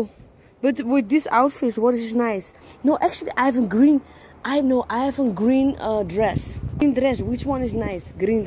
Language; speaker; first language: English; non-native, fluent; Dutch